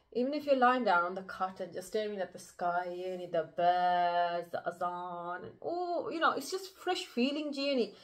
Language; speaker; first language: English; early bilingual, other home language; Punjabi